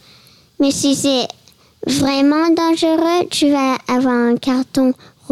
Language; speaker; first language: French; early bilingual, heritage; French